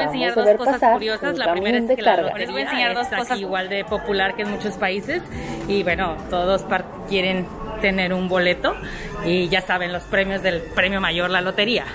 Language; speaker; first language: Spanish; native; Spanish